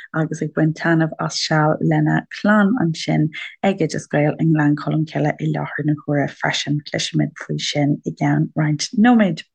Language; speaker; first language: Irish; native; Irish